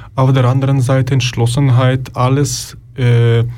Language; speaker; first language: German; non-native, fluent; Ukrainian